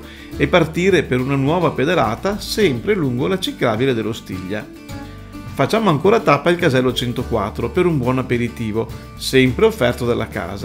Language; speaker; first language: Italian; native; Italian